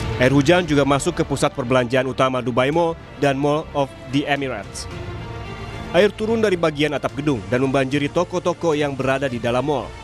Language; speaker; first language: Indonesian; native; Indonesian